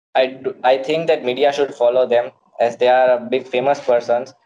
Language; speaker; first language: English; non-native, local second language; Gujarati